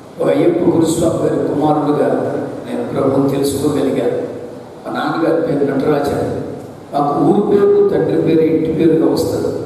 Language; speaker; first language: Telugu; non-native, local second language; Malayalam